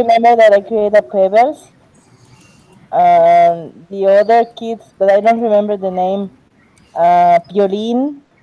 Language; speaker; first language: English; non-native, learner; Spanish